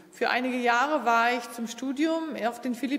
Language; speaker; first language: German; native; German